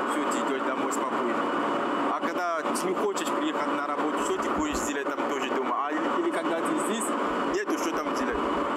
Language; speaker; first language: Russian; non-native, learner; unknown